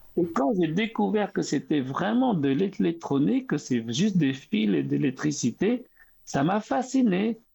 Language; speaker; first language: French; early bilingual, other home language; Khmer